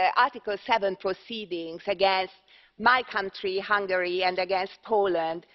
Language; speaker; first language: English; non-native, fluent; Hungarian